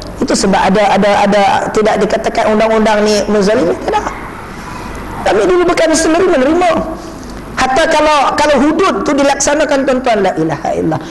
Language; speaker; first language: Malay; non-native, local second language; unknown